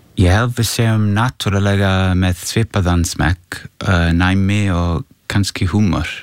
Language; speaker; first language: Icelandic; non-native, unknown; English